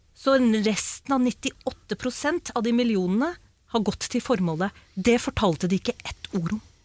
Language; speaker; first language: Norwegian; early bilingual, other home language; Urdu